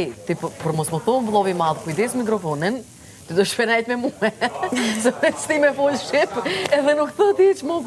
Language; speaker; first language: Albanian; native; Albanian